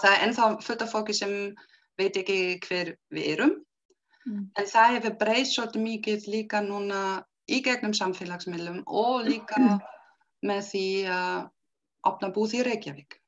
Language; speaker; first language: Icelandic; non-native, learner; German